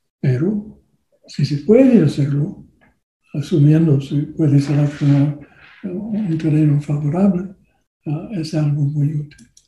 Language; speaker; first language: Spanish; non-native, learner; English